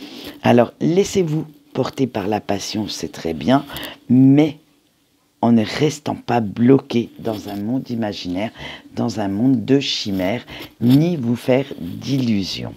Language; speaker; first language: French; native; French